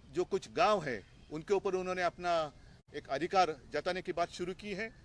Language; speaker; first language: Hindi; non-native, local second language; Marathi